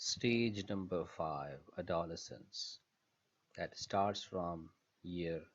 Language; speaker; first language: English; non-native, local second language; Urdu